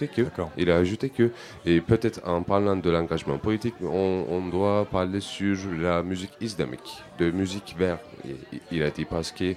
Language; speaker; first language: French; non-native, learner; Turkish